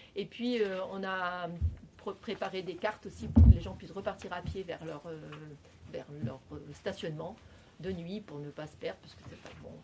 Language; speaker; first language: French; native; French